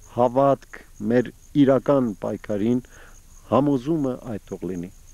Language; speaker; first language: Armenian; early bilingual, heritage; Armenian